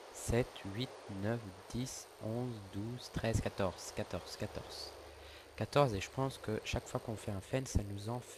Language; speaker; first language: French; native; French